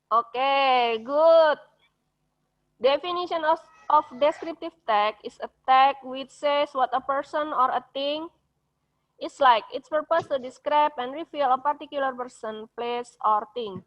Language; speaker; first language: English; non-native, fluent; Indonesian